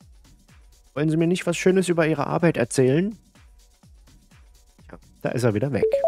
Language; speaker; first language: German; native; German